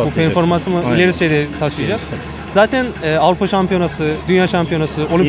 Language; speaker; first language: Turkish; native; Turkish